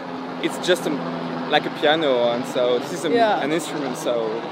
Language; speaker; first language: English; non-native, fluent; French